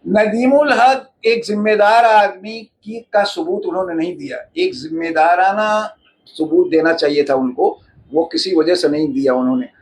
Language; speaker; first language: Urdu; native; Urdu